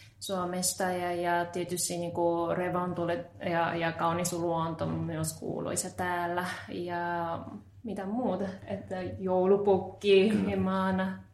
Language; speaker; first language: Finnish; non-native, fluent; Japanese